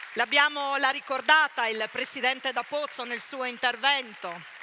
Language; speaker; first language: Italian; native; Italian